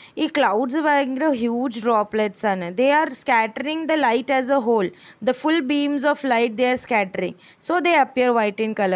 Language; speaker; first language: English; non-native, local second language; Malayalam